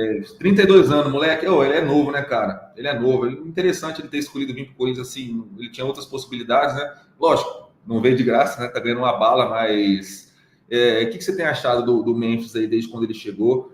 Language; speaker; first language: Portuguese; native; Portuguese